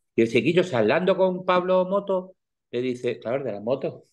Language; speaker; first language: Spanish; native; Spanish